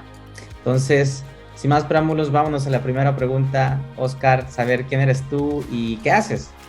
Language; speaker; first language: Spanish; native; Spanish